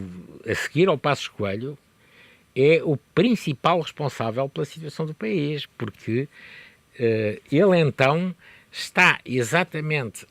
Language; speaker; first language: Portuguese; native; Portuguese